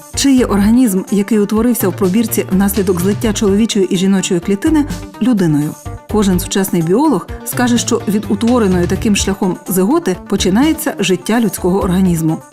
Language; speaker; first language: Ukrainian; native; Ukrainian